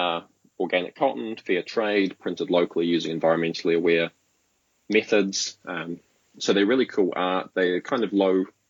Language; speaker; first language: English; native; English